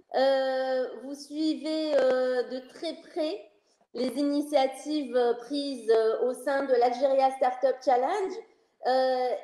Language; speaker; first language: French; non-native, local second language; Arabic